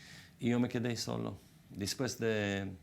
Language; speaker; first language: Spanish; non-native, fluent; Hebrew